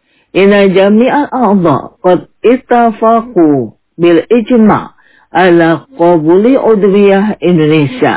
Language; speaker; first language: Arabic; non-native, fluent; Indonesian